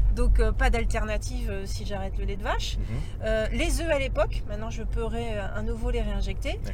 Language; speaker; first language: French; native; French